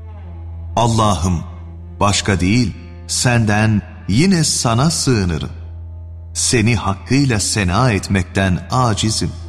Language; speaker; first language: Turkish; native; Turkish